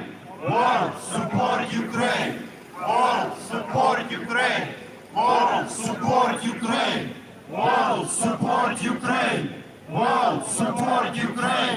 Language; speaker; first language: English; non-native, learner; Ukrainian